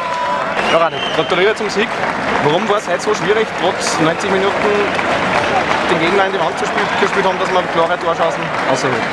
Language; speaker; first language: German; native; German